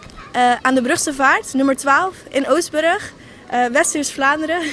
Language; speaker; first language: Dutch; native; Dutch